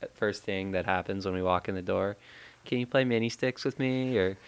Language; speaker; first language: English; native; English